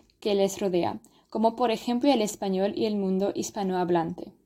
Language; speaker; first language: Spanish; non-native, learner; German